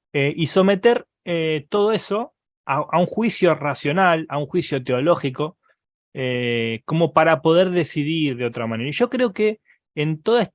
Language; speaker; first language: Spanish; native; Spanish